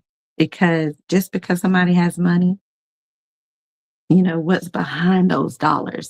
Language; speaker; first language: English; native; English